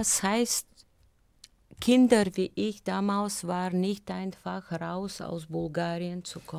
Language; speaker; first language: German; non-native, learner; Bulgarian